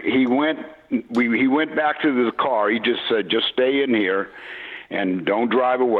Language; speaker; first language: English; native; English